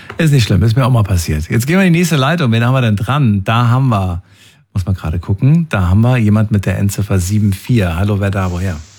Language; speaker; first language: German; native; German